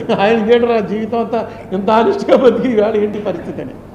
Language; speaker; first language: Telugu; native; Telugu